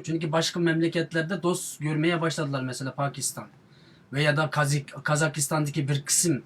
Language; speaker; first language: Turkish; non-native, fluent; Uyghur